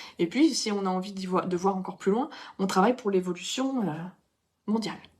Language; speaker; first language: French; native; French